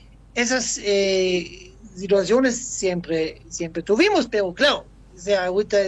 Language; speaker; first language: Spanish; non-native, fluent; German